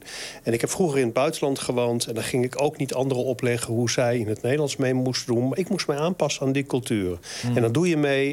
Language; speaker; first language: Dutch; native; Dutch